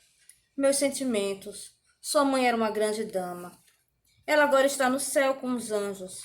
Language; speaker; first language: Portuguese; native; Portuguese